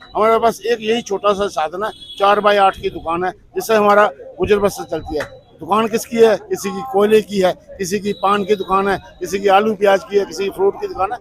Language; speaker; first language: Hindi; non-native, local second language; Dogri